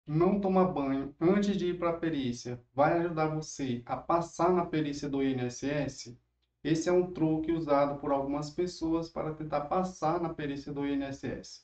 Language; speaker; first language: Portuguese; native; Portuguese